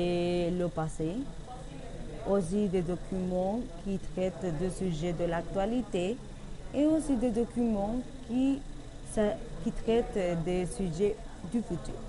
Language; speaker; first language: French; non-native, learner; Spanish